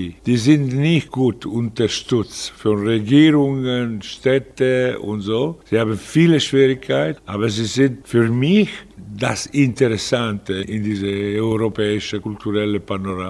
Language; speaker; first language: German; non-native, fluent; Italian